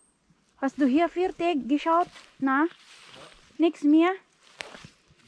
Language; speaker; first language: German; non-native, learner; Filipino